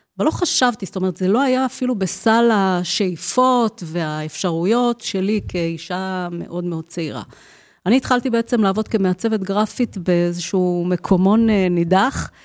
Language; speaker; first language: Hebrew; native; Hebrew